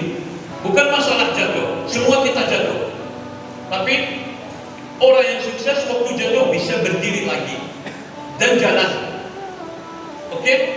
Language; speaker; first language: Indonesian; non-native, learner; Arabic